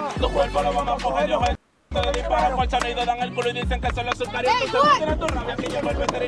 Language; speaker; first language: Spanish; native; Spanish